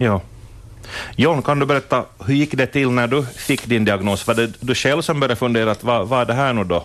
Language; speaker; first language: Swedish; native; Swedish